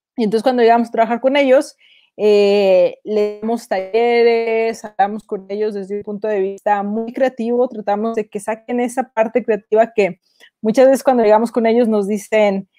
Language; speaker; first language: Spanish; native; Spanish